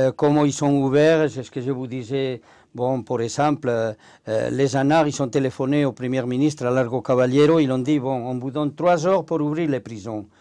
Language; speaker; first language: French; non-native, fluent; Spanish